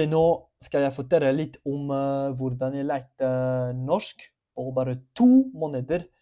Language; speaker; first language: Norwegian; non-native, fluent; French